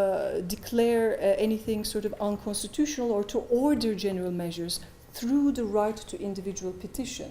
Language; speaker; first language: English; non-native, fluent; Turkish